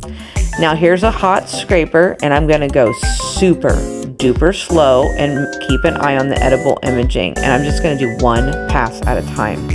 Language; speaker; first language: English; native; English